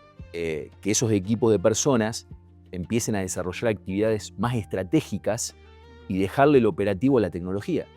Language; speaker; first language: Spanish; native; Spanish